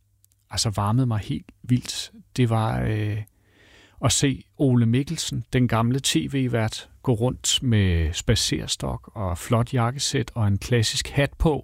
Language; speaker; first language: Danish; native; Danish